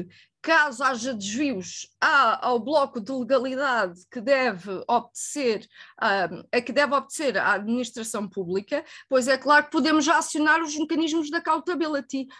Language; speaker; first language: Portuguese; native; Portuguese